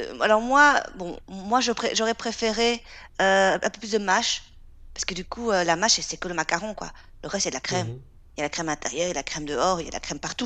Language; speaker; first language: French; native; French